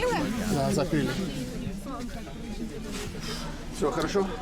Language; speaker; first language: Russian; non-native, learner; English